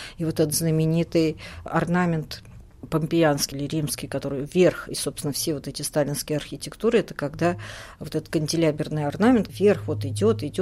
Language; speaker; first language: Russian; native; Russian